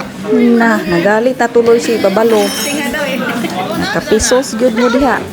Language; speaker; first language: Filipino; non-native, local second language; Cebuano